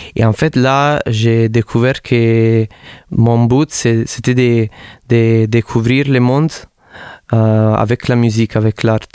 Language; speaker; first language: French; non-native, learner; Italian